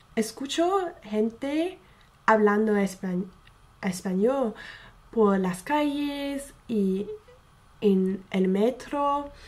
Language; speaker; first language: Spanish; non-native, fluent; English